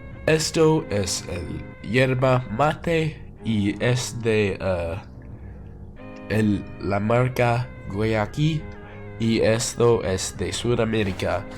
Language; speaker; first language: Spanish; non-native, learner; English